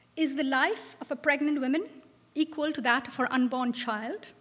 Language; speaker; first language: English; non-native, local second language; Bangla